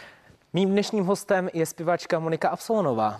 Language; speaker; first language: Czech; native; Czech